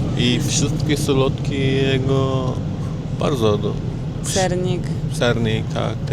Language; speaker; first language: Polish; non-native, learner; Turkish